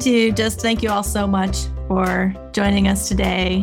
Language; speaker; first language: English; native; English